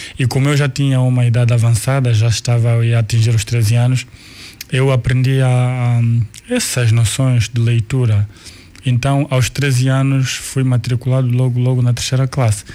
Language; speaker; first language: Portuguese; non-native, local second language; Kongo